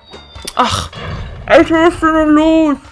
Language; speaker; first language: German; native; German